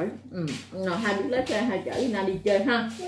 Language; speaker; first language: Vietnamese; native; Vietnamese